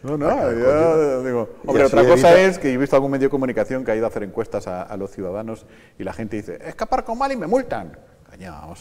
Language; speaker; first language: Spanish; native; Spanish